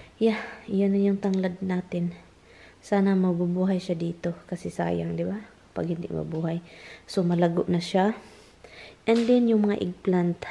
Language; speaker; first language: Filipino; non-native, local second language; Cebuano